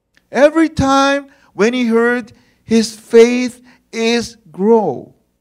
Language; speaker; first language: English; non-native, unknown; Korean